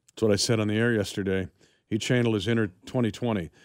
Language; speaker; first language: English; native; English